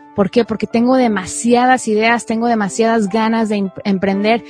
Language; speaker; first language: Spanish; native; Spanish